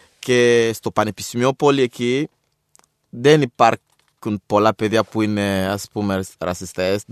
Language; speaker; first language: Greek; non-native, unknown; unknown